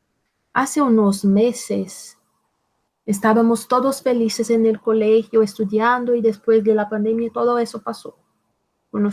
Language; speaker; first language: Spanish; non-native, fluent; Portuguese